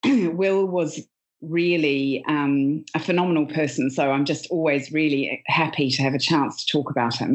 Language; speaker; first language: English; native; English